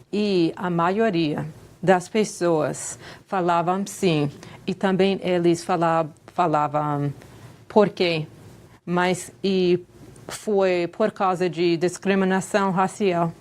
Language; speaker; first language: Portuguese; non-native, fluent; English